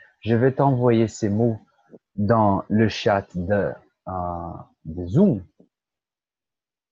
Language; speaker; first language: French; non-native, fluent; Portuguese